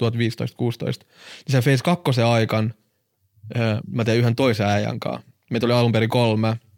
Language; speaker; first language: Finnish; early bilingual, other home language; Arabic